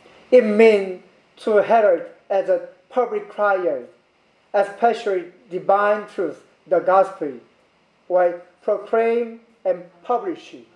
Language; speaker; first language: English; non-native, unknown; Korean